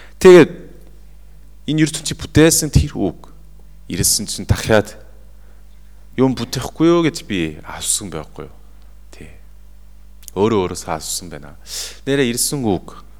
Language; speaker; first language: Mongolian; non-native, fluent; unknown